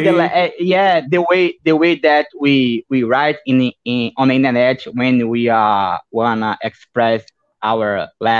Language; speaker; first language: English; non-native, fluent; Portuguese